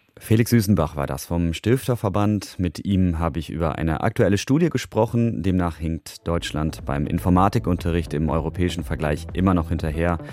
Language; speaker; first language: German; native; German